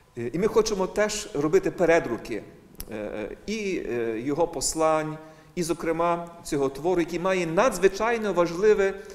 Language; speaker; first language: Ukrainian; native; Ukrainian